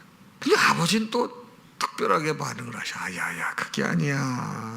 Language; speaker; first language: Korean; native; Korean